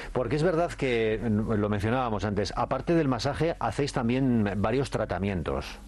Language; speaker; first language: Spanish; native; Spanish